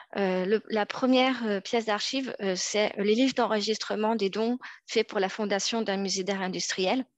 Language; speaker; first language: French; native; French